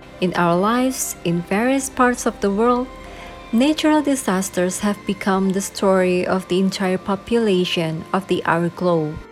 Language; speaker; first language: English; non-native, fluent; Indonesian